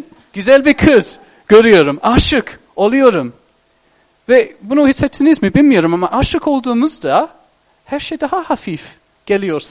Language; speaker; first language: Turkish; non-native, fluent; English